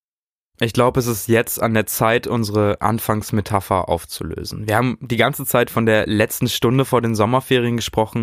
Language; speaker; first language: German; native; German